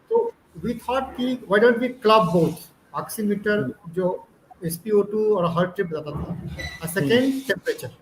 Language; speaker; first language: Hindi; native; Hindi